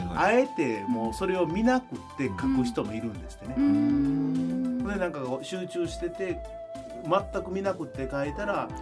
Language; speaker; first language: Japanese; native; Japanese